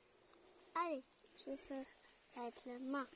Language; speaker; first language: French; native; French